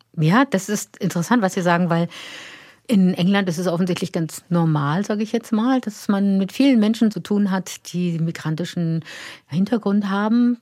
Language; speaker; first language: German; native; German